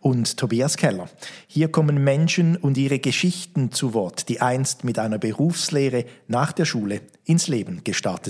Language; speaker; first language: German; native; German